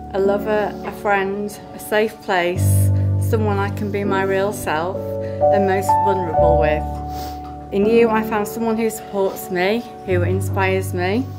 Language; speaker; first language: English; native; English